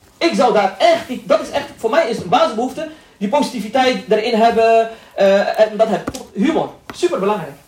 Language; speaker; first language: Dutch; early bilingual, other home language; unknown